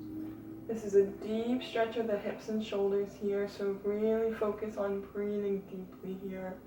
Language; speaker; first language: English; native; English